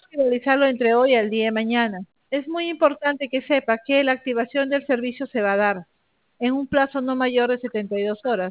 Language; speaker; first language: Spanish; native; Spanish